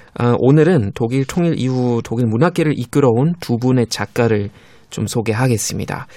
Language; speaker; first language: Korean; non-native, fluent; German